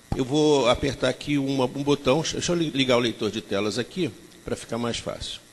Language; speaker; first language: Portuguese; native; Portuguese